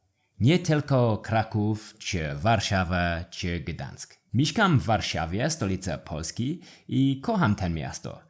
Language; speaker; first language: Polish; non-native, learner; English